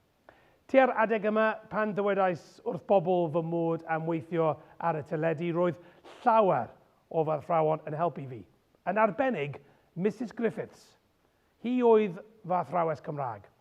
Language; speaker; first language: Welsh; non-native, local second language; English